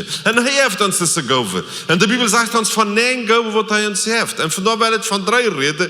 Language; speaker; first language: German; non-native, learner; Plautdietsch